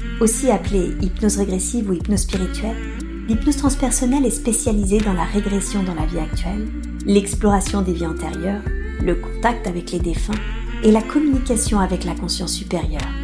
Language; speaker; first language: French; native; French